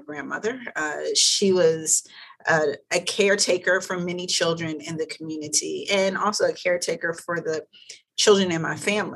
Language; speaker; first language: English; native; English